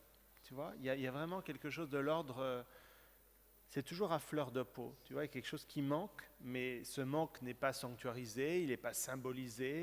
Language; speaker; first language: French; native; French